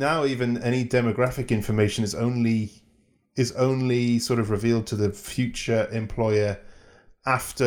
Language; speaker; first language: English; native; English